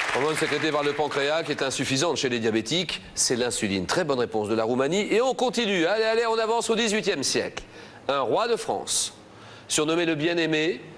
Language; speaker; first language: French; native; French